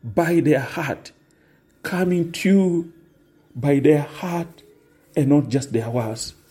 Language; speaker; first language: English; non-native, local second language; Swahili